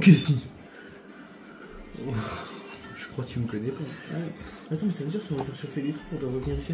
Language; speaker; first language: French; native; French